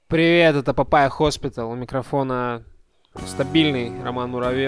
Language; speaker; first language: Russian; native; Russian